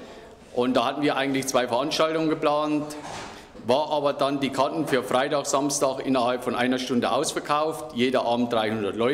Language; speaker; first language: German; native; German